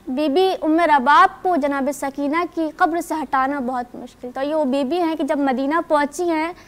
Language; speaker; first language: Urdu; non-native, local second language; Sindhi